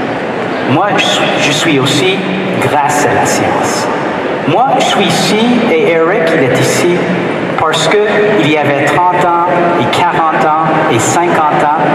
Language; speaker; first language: French; non-native, fluent; English